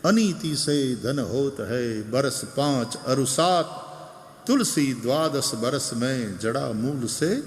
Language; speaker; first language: Hindi; non-native, local second language; Gujarati